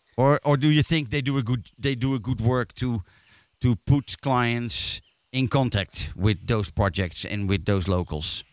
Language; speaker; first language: English; non-native, fluent; Dutch